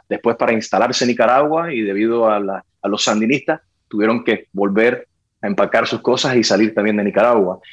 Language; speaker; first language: Spanish; early bilingual, heritage; Spanish